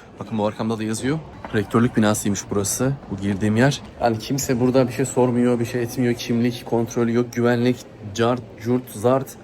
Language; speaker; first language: Turkish; native; Turkish